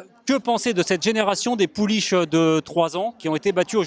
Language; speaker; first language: French; native; French